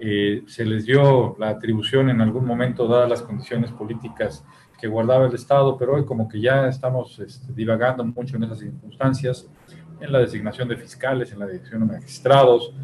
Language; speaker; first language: Spanish; native; Spanish